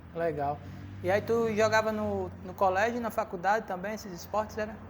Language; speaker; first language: Portuguese; native; Portuguese